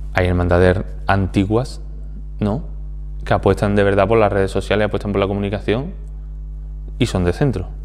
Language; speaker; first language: Spanish; native; Spanish